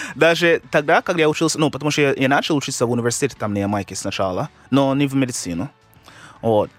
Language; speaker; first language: Russian; non-native, fluent; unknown